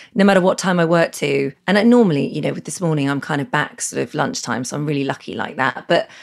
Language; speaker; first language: English; native; English